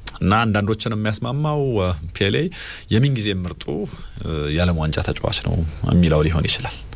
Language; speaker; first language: Amharic; native; Amharic